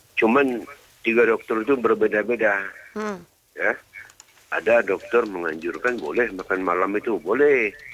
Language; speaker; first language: Indonesian; native; Indonesian